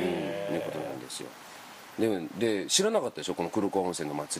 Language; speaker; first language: Japanese; native; Japanese